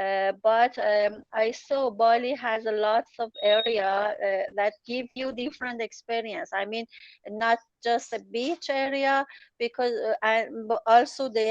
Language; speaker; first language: English; non-native, learner; Persian